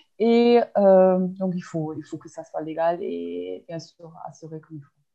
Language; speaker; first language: French; non-native, fluent; German